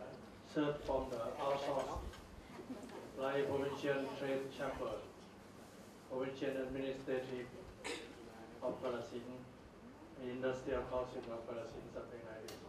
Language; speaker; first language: English; non-native, learner; Thai